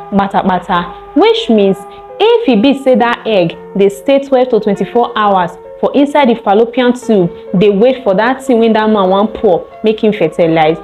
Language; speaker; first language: Nigerian Pidgin; native; Nigerian Pidgin